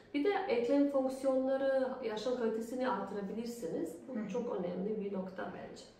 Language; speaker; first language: Turkish; non-native, fluent; Bosnian